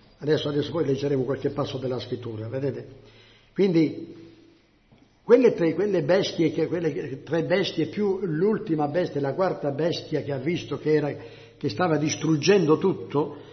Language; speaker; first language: Italian; non-native, local second language; French